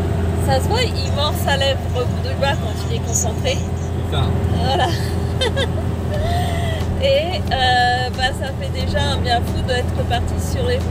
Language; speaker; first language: French; native; French